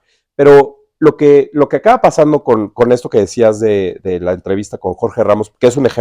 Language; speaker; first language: Spanish; native; Spanish